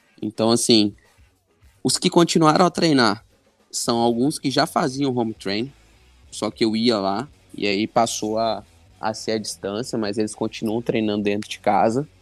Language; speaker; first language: Portuguese; native; Portuguese